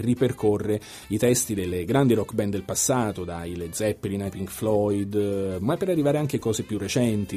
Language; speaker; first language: Italian; native; Italian